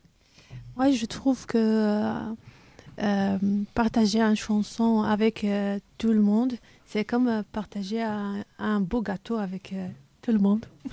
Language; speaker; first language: French; non-native, learner; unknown